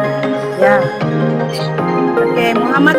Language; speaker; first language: English; non-native, fluent; Indonesian